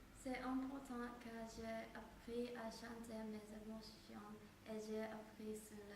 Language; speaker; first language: French; non-native, learner; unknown